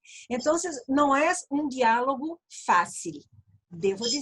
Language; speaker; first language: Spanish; non-native, learner; Portuguese